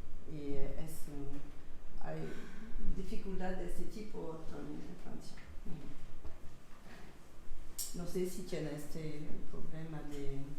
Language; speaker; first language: Spanish; non-native, learner; French